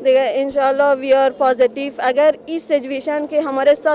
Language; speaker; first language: Hindi; non-native, learner; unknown